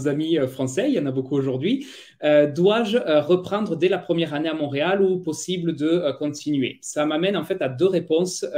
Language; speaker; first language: French; native; French